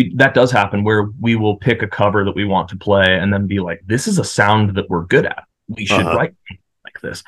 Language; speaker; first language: English; native; English